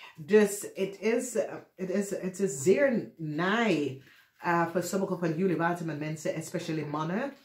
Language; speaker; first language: Dutch; non-native, learner; English